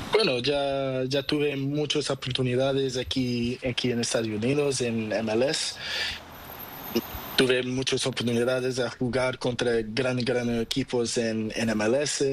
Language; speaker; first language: Spanish; non-native, learner; Portuguese